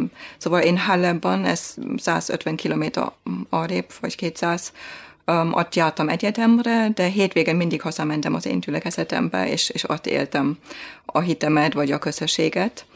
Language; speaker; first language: Hungarian; non-native, fluent; German